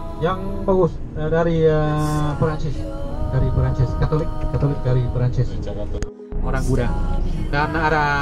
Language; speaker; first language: Indonesian; non-native, learner; Vietnamese